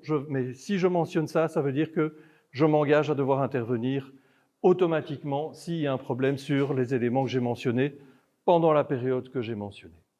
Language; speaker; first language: French; native; French